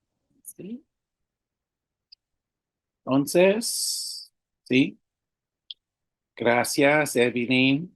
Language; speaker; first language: Spanish; non-native, fluent; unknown